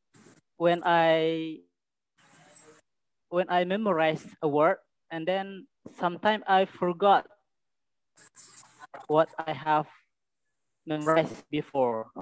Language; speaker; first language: English; non-native, learner; Indonesian